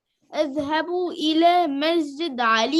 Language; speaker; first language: Arabic; non-native, learner; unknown